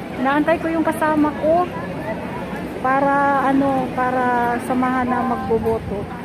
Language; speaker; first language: Filipino; native; Filipino